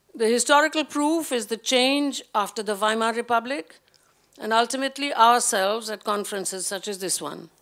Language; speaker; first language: English; non-native, local second language; Bangla